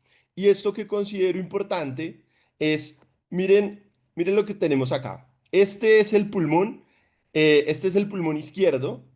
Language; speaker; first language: Spanish; native; Spanish